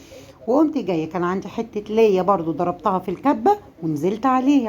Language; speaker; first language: Arabic; native; Arabic